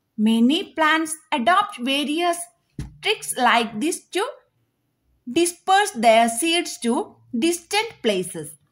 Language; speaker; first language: English; non-native, local second language; Malayalam